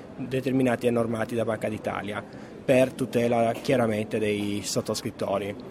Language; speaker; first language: Italian; native; Italian